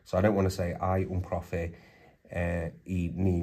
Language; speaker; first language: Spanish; non-native, learner; English